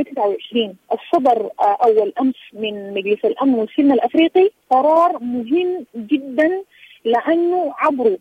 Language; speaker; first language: Arabic; native; Arabic